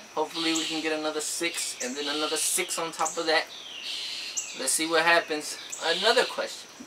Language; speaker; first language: English; native; English